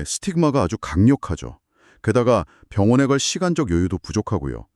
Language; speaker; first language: Korean; native; Korean